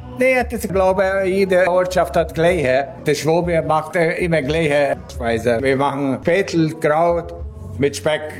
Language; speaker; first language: German; early bilingual, heritage; Hungarian